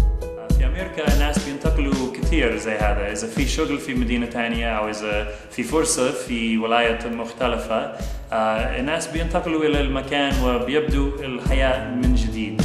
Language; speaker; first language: Arabic; non-native, fluent; English